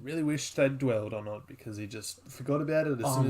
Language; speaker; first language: English; native; English